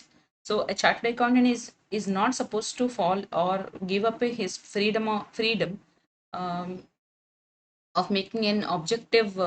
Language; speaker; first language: English; non-native, local second language; Kannada